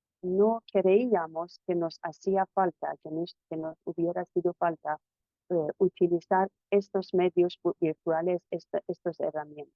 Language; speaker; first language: Spanish; non-native, fluent; Persian